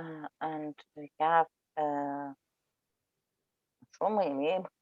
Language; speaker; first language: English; non-native, learner; Russian